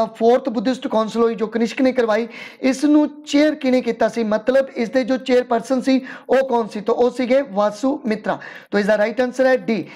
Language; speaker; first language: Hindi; non-native, local second language; Punjabi